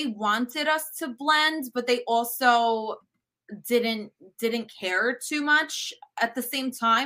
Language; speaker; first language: English; early bilingual, other home language; Italian